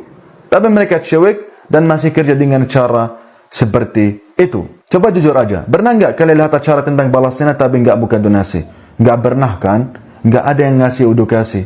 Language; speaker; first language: Indonesian; non-native, fluent; Arabic